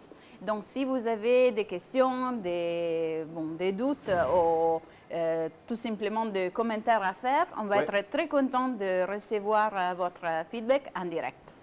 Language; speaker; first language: French; non-native, fluent; Italian